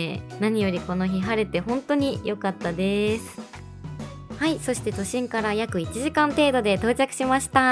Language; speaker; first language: Japanese; native; Japanese